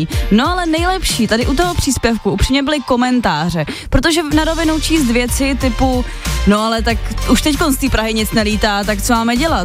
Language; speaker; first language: Czech; native; Czech